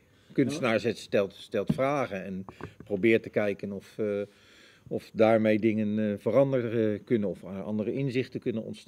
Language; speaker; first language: Dutch; native; Dutch